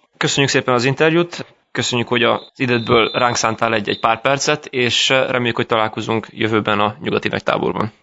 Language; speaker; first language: Hungarian; early bilingual, heritage; Hungarian